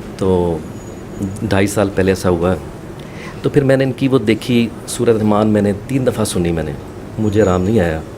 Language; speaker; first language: Urdu; native; Urdu